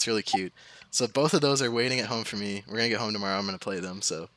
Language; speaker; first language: English; native; English